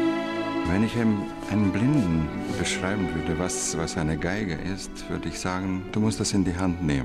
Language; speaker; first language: German; non-native, fluent; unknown